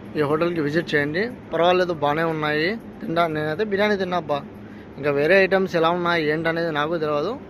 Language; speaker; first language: Telugu; non-native, local second language; Urdu